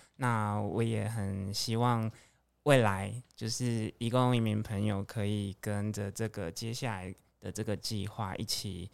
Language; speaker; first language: Chinese; native; Chinese